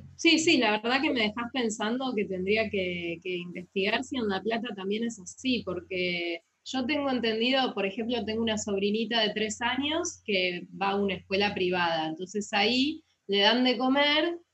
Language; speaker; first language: Spanish; native; Spanish